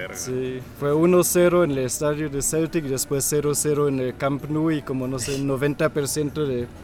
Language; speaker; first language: Spanish; non-native, fluent; German